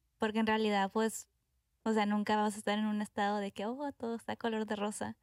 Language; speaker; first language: Spanish; early bilingual, heritage; Spanish